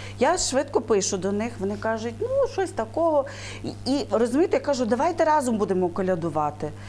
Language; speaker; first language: Ukrainian; native; Ukrainian